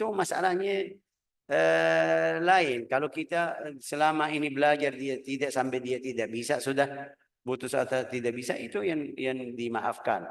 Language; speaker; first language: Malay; non-native, fluent; Arabic